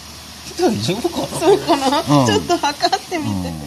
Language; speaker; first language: Japanese; native; Japanese